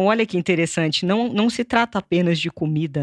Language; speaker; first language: Portuguese; native; Portuguese